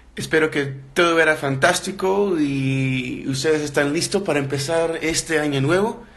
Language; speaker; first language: Spanish; early bilingual, heritage; Spanish